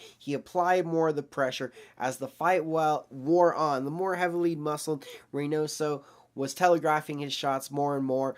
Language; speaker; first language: English; native; English